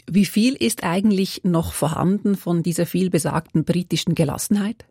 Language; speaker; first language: German; native; German